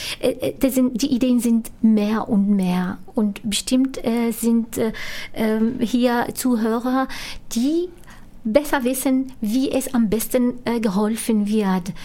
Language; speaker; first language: German; non-native, fluent; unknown